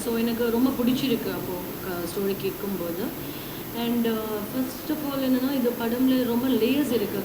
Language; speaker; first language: Tamil; non-native, learner; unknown